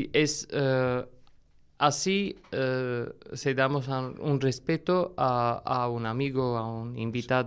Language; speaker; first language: Spanish; non-native, fluent; Armenian